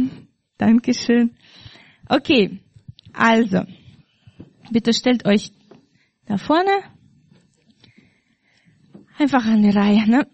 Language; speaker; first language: German; non-native, fluent; Russian